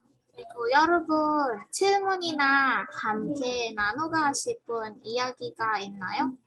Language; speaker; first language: Korean; non-native, learner; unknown